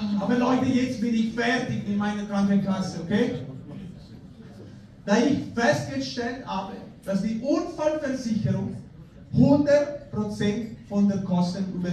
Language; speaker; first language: German; non-native, fluent; Spanish